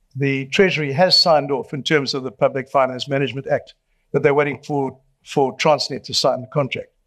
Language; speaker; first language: English; native; English